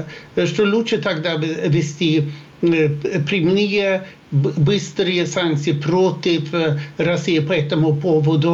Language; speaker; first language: Russian; non-native, fluent; Swedish